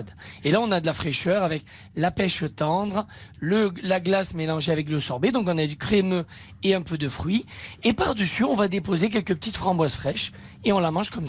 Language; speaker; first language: French; native; French